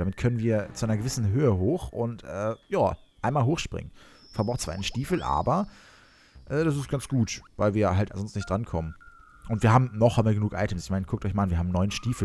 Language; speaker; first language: German; native; German